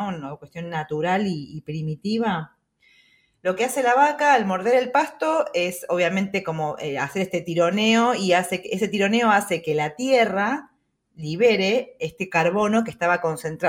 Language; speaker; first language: Spanish; native; Spanish